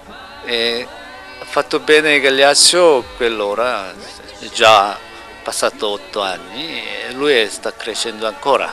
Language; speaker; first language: Italian; non-native, learner; Korean